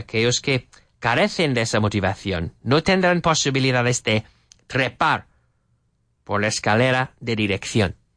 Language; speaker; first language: Spanish; non-native, fluent; English